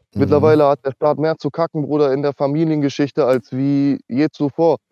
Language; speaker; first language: German; native; German